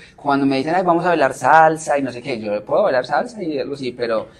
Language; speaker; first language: Spanish; native; Spanish